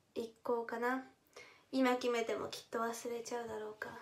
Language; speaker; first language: Japanese; native; Japanese